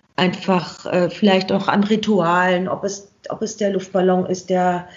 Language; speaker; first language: German; native; German